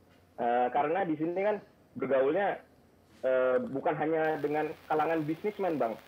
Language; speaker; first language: Indonesian; native; Indonesian